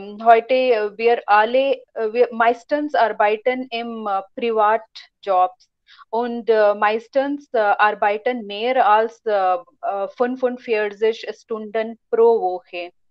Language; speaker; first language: German; non-native, learner; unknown